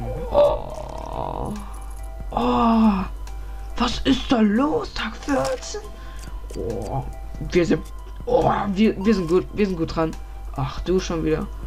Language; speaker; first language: German; native; German